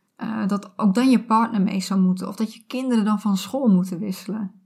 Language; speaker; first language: Dutch; native; Dutch